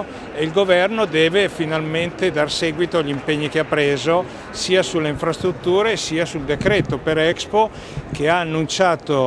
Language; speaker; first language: Italian; native; Italian